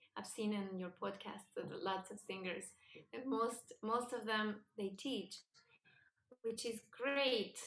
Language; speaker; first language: English; non-native, fluent; Spanish